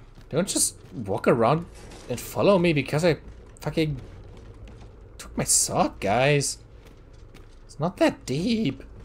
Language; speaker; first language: English; non-native, fluent; German